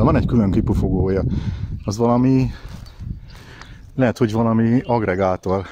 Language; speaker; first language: Hungarian; native; Hungarian